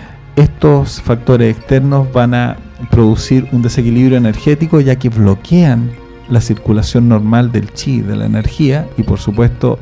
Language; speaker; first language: Spanish; native; Spanish